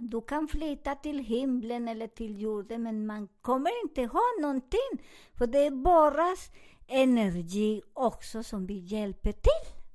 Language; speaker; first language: Swedish; non-native, learner; Spanish